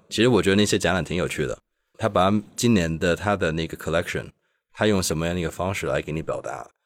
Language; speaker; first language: Chinese; non-native, local second language; Cantonese